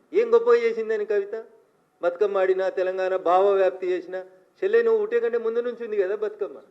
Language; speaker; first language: Telugu; native; Telugu